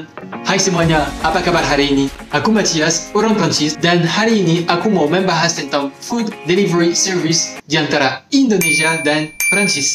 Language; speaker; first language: Indonesian; non-native, fluent; French